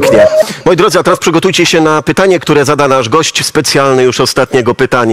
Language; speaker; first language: Polish; native; Polish